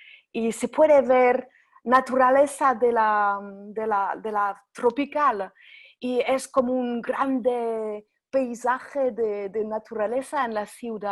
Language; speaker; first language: Spanish; non-native, fluent; French